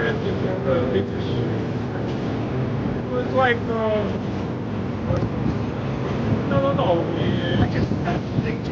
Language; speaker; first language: English; non-native, learner; Ukrainian